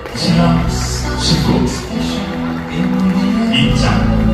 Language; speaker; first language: Korean; native; Korean